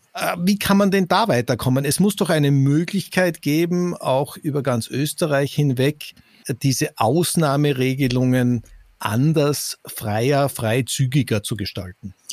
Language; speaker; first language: German; native; German